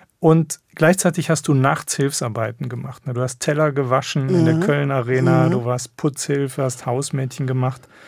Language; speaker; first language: German; native; German